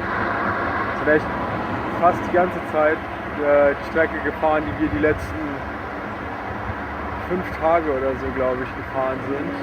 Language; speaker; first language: German; native; German